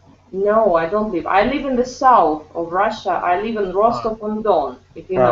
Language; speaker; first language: English; non-native, fluent; Russian